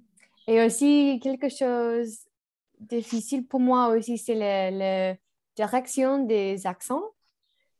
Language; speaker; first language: French; non-native, learner; English